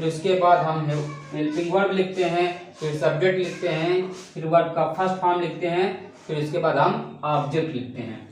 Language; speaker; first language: Hindi; native; Hindi